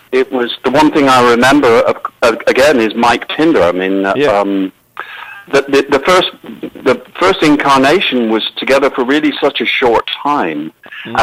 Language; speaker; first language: English; native; English